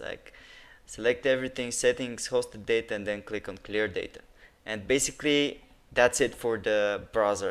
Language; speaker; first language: English; non-native, fluent; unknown